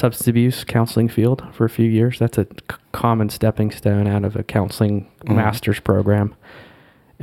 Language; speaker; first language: English; native; English